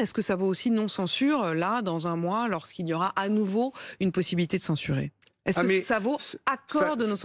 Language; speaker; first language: French; native; French